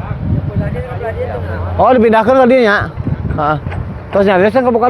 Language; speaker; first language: Indonesian; non-native, local second language; Sundanese